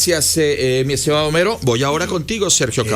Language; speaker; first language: Spanish; native; Spanish